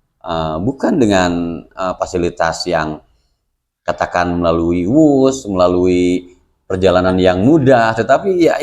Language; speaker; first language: Indonesian; non-native, local second language; Sundanese